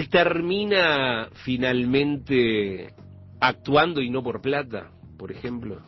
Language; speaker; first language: Spanish; native; Spanish